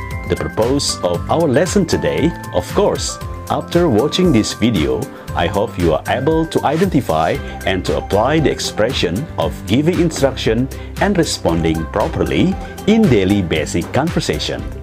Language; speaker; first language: English; non-native, fluent; Indonesian